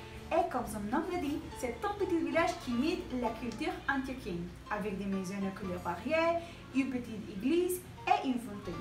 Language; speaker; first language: French; non-native, learner; Spanish